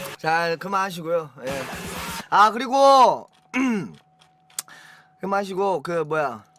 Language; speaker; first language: Korean; native; Korean